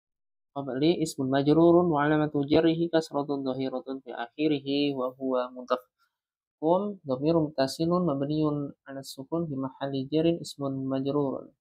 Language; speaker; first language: Arabic; non-native, learner; Indonesian